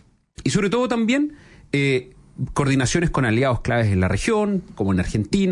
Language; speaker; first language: Spanish; native; Spanish